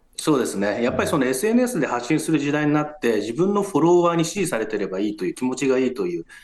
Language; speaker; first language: Japanese; native; Japanese